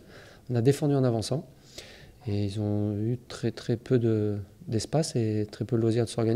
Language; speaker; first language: French; native; French